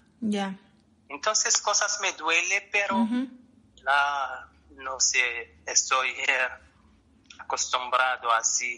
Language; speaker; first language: Spanish; non-native, learner; Arabic